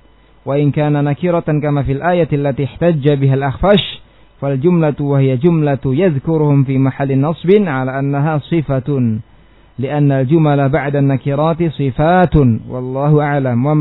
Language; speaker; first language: Arabic; non-native, fluent; Indonesian